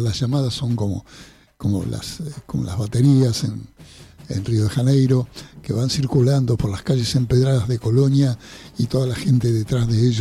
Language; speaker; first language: Spanish; native; Spanish